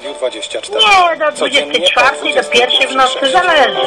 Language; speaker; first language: Polish; native; Polish